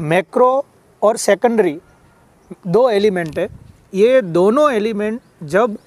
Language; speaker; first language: Hindi; non-native, local second language; Gujarati